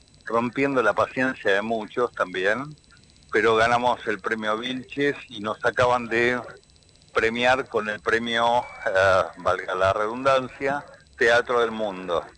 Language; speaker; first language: Spanish; native; Spanish